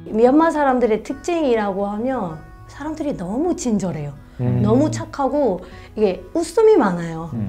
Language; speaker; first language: Korean; non-native, fluent; Burmese